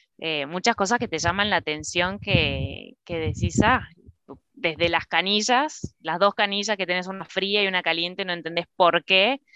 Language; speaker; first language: Spanish; native; Spanish